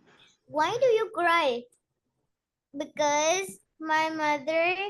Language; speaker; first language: English; non-native, learner; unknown